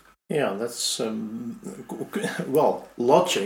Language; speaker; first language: English; non-native, fluent; Finnish